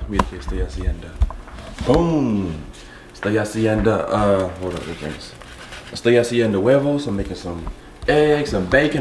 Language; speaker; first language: Spanish; non-native, learner; English